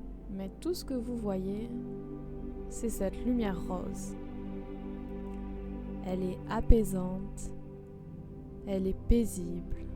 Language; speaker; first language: French; native; French